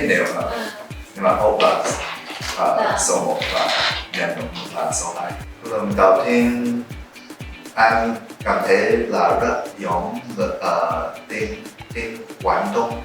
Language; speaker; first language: Vietnamese; non-native, learner; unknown